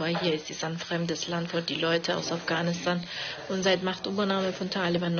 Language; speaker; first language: German; non-native, learner; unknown